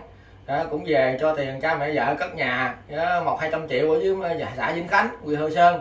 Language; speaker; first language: Vietnamese; native; Vietnamese